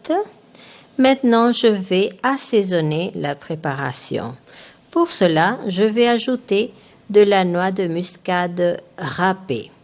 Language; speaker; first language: French; non-native, fluent; Spanish